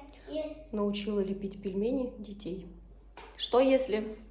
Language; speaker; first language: Russian; native; Russian